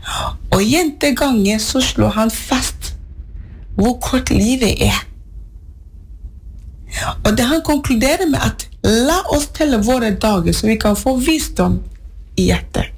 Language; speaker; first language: Norwegian; non-native, fluent; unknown